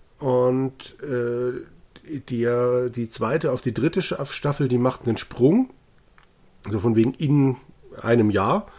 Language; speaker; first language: German; native; German